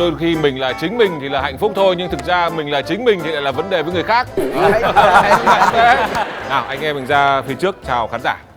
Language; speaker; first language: Vietnamese; native; Vietnamese